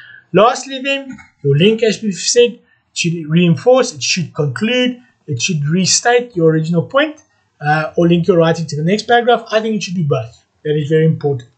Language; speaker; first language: English; non-native, local second language; Afrikaans